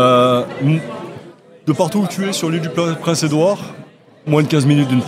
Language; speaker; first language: French; native; French